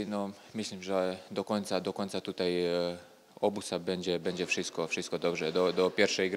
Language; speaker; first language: Polish; non-native, learner; Serbian